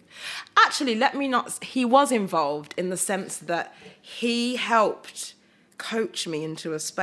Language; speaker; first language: English; native; English